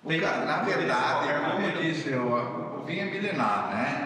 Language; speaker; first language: Portuguese; native; Portuguese